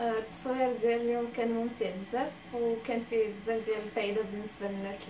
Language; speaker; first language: Arabic; native; Arabic